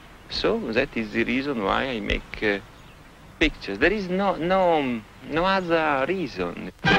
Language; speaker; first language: English; non-native, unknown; Italian